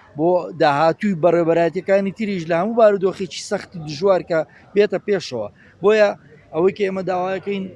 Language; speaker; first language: Central Kurdish; native; Central Kurdish